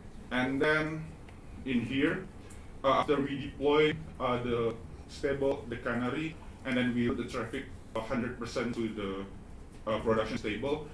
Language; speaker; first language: English; non-native, fluent; Indonesian